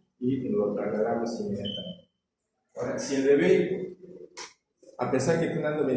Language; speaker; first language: Spanish; native; Spanish